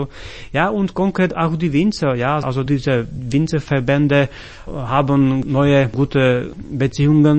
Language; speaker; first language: German; non-native, fluent; Slovak